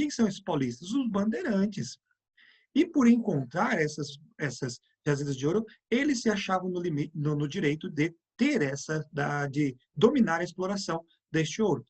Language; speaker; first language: Portuguese; native; Portuguese